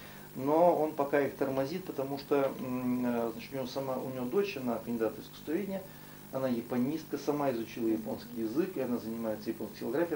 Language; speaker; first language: Russian; native; Russian